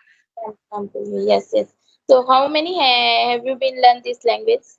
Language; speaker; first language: English; non-native, learner; Hindi